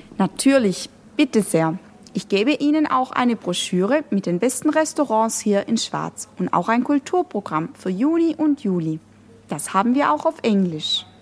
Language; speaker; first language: German; native; German